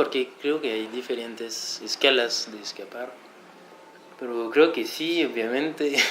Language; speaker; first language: Spanish; non-native, fluent; French